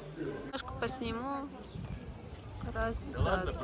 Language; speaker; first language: Russian; non-native, fluent; Mongolian